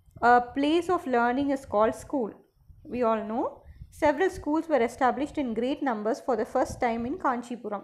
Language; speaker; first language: English; non-native, local second language; Tamil